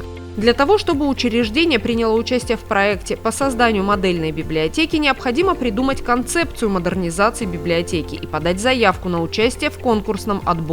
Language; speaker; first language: Russian; native; Russian